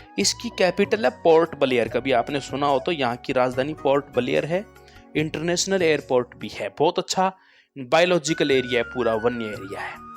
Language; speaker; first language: Hindi; native; Hindi